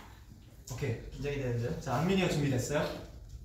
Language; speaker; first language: Korean; native; Korean